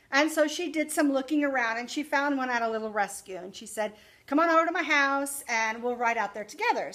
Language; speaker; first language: English; native; English